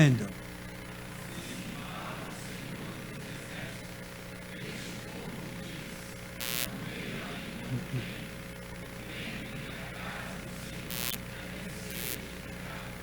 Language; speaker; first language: Portuguese; native; Portuguese